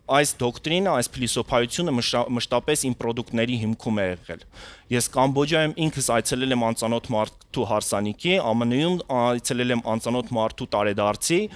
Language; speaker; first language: Armenian; native; Armenian